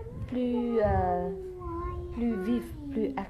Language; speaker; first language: French; non-native, fluent; Thai